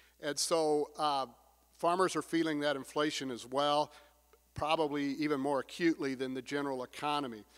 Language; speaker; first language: English; native; English